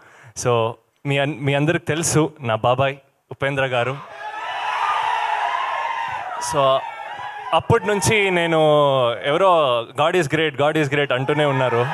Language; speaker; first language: Telugu; non-native, local second language; Kannada